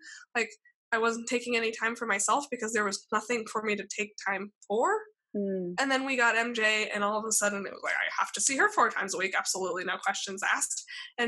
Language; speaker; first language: English; native; English